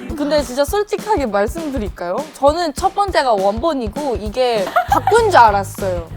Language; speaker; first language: Korean; non-native, fluent; Thai